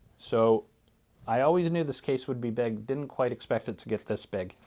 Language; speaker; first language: English; native; English